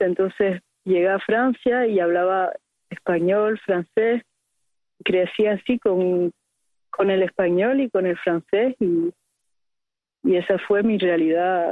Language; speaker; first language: Spanish; early bilingual, heritage; Spanish